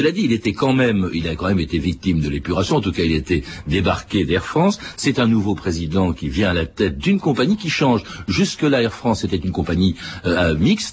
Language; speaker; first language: French; native; French